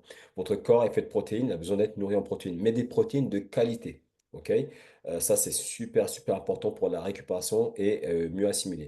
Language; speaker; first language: French; native; French